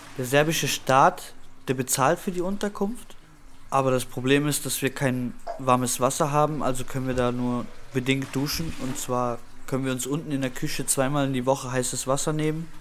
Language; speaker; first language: German; early bilingual, other home language; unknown